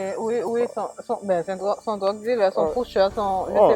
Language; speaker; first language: French; native; French